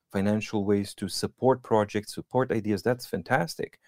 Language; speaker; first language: English; non-native, fluent; Serbian